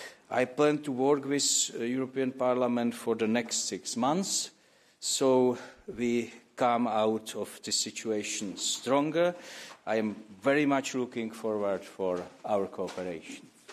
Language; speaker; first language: English; non-native, fluent; Czech